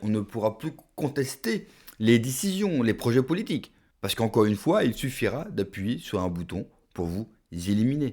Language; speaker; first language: French; native; French